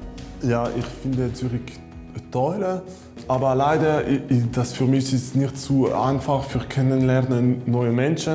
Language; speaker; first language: German; non-native, learner; French